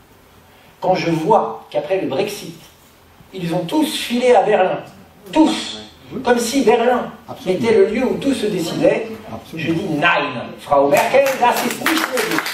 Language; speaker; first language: French; native; French